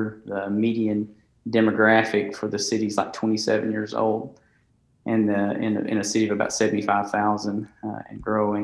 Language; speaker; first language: English; native; English